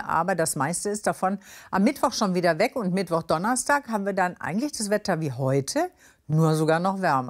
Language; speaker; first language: German; native; German